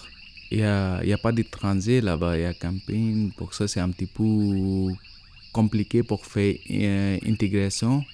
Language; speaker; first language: French; non-native, learner; Nepali